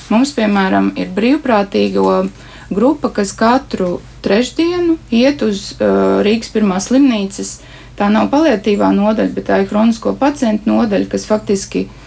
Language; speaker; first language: Latvian; native; Latvian